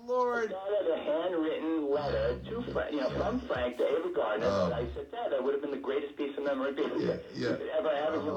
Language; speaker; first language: English; native; English